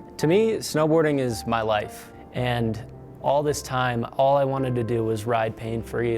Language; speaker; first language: English; native; English